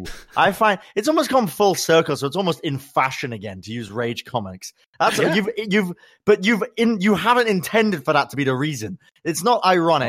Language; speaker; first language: English; native; English